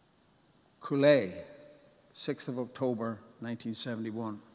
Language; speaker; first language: English; native; English